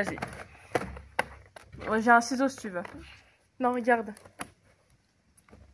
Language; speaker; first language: French; native; French